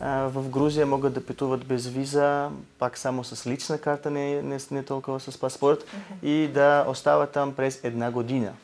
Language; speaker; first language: Bulgarian; non-native, learner; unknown